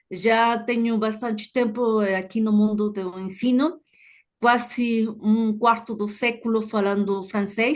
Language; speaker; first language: Portuguese; non-native, fluent; Spanish